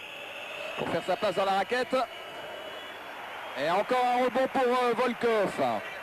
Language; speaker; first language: French; native; French